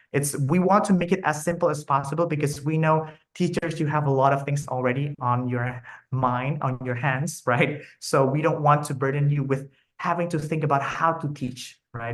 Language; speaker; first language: English; non-native, fluent; Indonesian